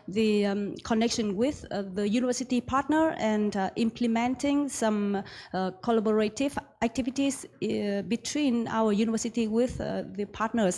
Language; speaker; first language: English; non-native, learner; Vietnamese